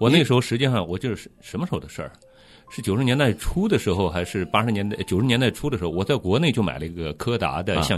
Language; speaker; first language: Chinese; native; Chinese